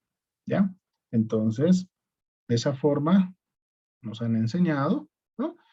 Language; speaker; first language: Spanish; native; Spanish